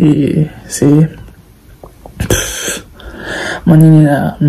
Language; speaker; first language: Spanish; non-native, learner; Japanese